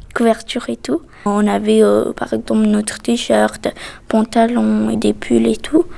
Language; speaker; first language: French; non-native, fluent; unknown